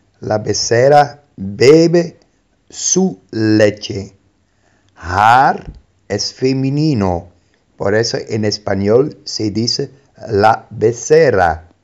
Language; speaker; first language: Spanish; non-native, fluent; Dutch